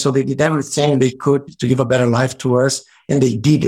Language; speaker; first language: English; non-native, fluent; Portuguese